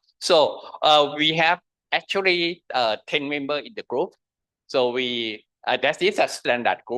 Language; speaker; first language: English; non-native, learner; Thai